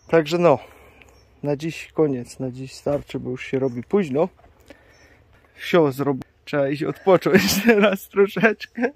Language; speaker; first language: Polish; native; Polish